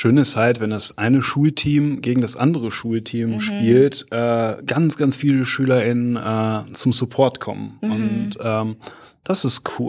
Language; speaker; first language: German; native; German